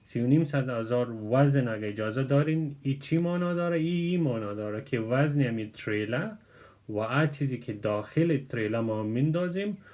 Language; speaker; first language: Persian; non-native, local second language; Pashto